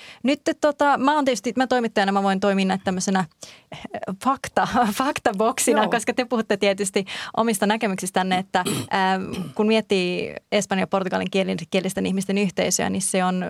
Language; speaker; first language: Finnish; native; Finnish